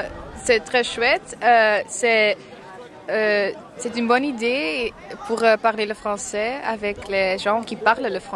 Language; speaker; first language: French; non-native, learner; Dutch